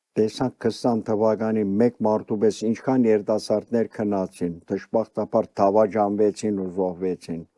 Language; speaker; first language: Armenian; early bilingual, heritage; Armenian